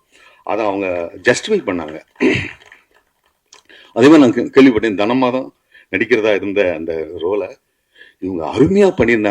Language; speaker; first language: Tamil; native; Tamil